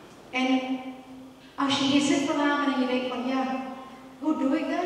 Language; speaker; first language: Dutch; non-native, fluent; English